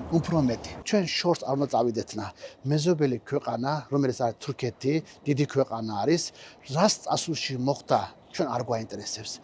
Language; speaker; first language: Georgian; early bilingual, heritage; Georgian